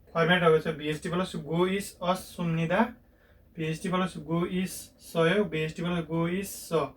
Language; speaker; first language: Nepali; native; Nepali